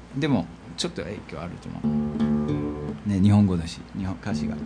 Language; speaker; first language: Japanese; non-native, fluent; English